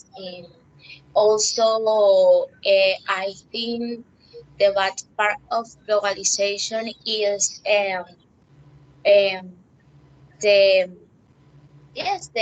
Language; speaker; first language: English; non-native, learner; Spanish